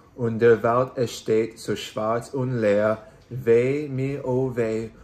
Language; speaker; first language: German; non-native, learner; English